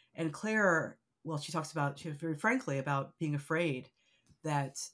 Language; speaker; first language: English; native; English